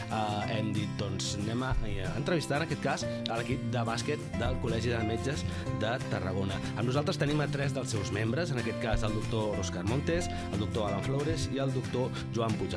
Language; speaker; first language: Catalan; native; Catalan